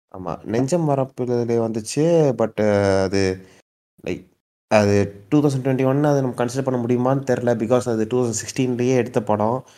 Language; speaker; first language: Tamil; native; Tamil